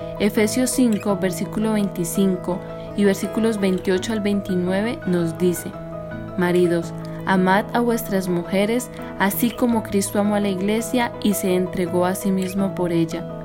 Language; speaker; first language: Spanish; native; Spanish